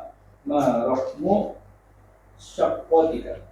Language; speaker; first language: Arabic; non-native, learner; Indonesian